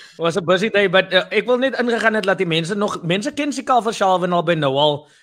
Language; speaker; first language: Afrikaans; native; Afrikaans